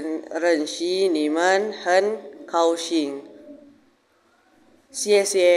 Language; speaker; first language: Chinese; non-native, learner; Indonesian